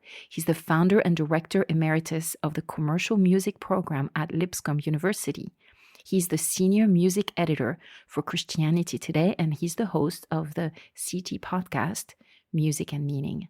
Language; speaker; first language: English; non-native, fluent; French